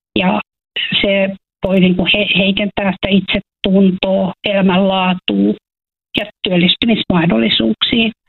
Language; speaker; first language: Finnish; native; Finnish